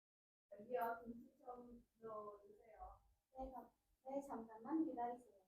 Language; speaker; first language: Korean; non-native, learner; Indonesian